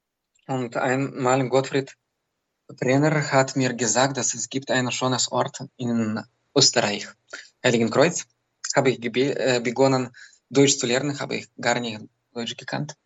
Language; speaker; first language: German; non-native, learner; Belarusian